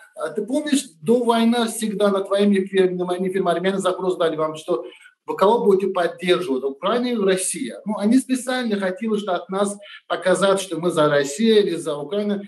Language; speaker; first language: Russian; non-native, learner; Turkish